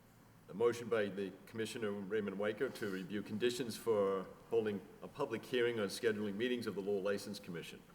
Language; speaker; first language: English; native; English